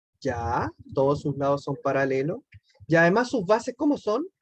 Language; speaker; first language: Spanish; native; Spanish